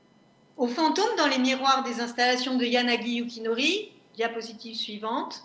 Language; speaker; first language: French; native; French